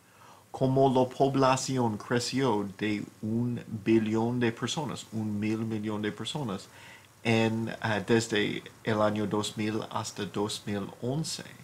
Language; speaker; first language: Spanish; non-native, fluent; English